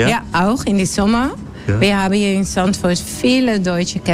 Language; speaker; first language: German; non-native, learner; Dutch